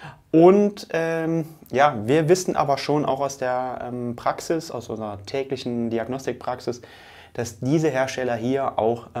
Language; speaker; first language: German; native; German